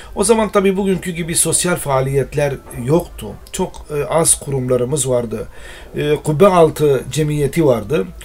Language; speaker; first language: Turkish; non-native, local second language; Arabic